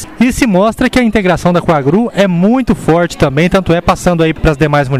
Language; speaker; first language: Portuguese; native; Portuguese